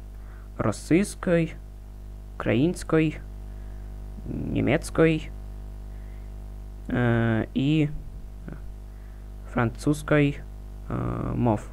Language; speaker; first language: Polish; non-native, learner; Russian